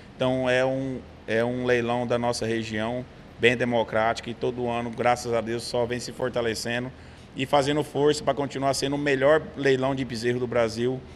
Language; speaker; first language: Portuguese; native; Portuguese